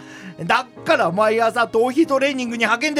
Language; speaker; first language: Japanese; native; Japanese